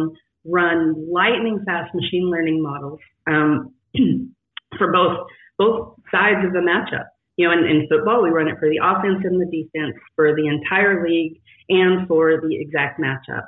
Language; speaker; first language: English; native; English